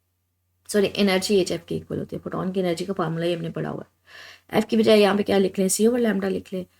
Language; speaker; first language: Hindi; non-native, local second language; Punjabi